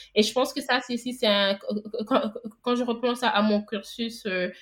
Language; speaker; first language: French; non-native, local second language; Wolof